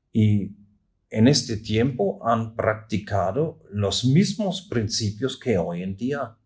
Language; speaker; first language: Spanish; non-native, fluent; German